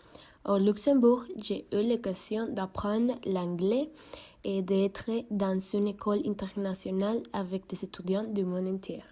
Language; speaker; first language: French; non-native, learner; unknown